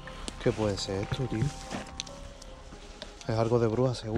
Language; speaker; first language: Spanish; native; Spanish